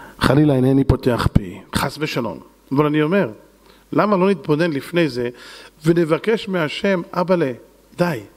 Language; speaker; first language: Hebrew; native; Hebrew